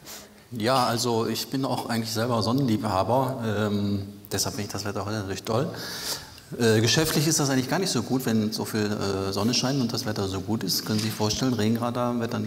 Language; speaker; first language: German; native; German